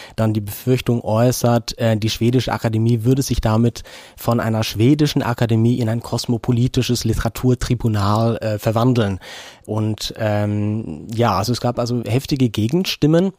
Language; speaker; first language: German; non-native, fluent; Norwegian